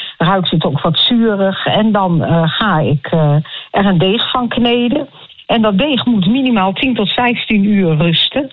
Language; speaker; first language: Dutch; native; Dutch